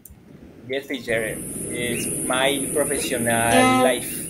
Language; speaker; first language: English; non-native, learner; Spanish